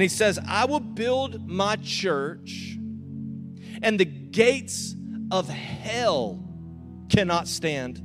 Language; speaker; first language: English; native; English